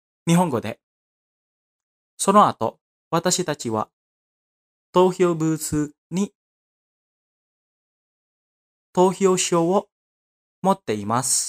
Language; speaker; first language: Japanese; non-native, fluent; Indonesian